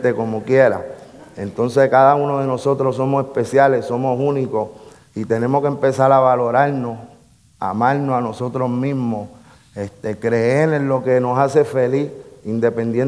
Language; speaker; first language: Spanish; native; Spanish